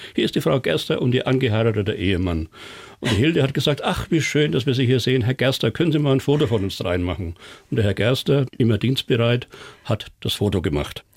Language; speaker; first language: German; native; German